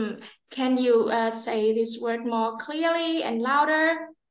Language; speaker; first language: English; non-native, learner; Vietnamese